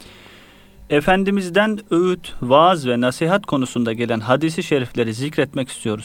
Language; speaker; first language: Turkish; native; Turkish